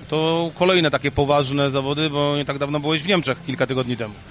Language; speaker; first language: Polish; native; Polish